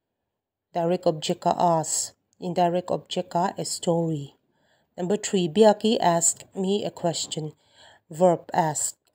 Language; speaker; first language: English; non-native, local second language; Mizo